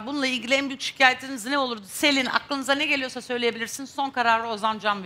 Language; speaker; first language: Turkish; native; Turkish